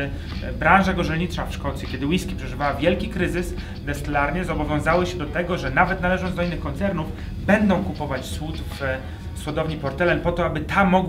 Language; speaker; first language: Polish; native; Polish